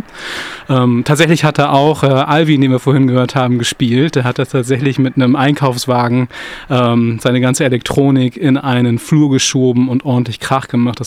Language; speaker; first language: German; native; German